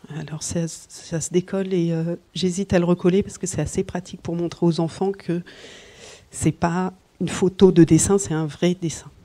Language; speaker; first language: French; native; French